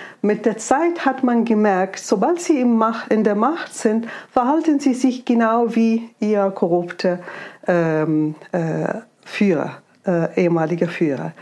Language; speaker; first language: German; non-native, fluent; Arabic